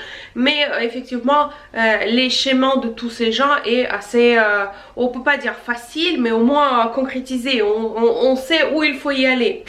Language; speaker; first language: French; non-native, fluent; Russian